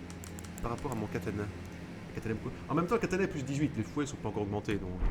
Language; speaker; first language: French; native; French